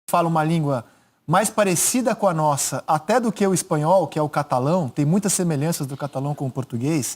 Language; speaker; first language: Portuguese; native; Portuguese